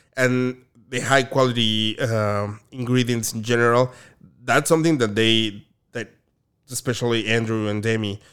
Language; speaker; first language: English; non-native, fluent; Spanish